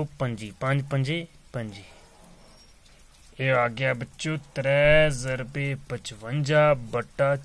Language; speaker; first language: Urdu; non-native, local second language; Punjabi